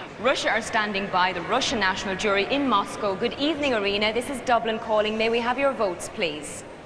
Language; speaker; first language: English; native; English